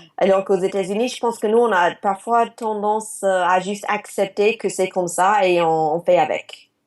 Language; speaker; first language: French; non-native, fluent; English